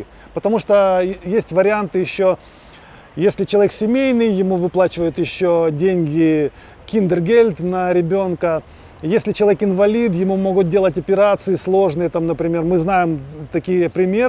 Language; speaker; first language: Russian; native; Russian